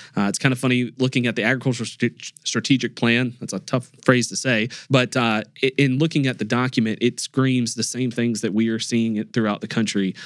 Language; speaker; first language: English; native; English